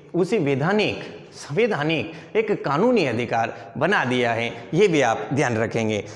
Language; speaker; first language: Hindi; native; Hindi